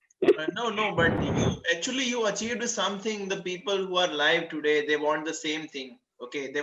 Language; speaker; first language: English; non-native, local second language; Gujarati